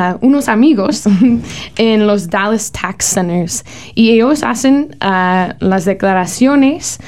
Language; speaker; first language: Spanish; non-native, learner; English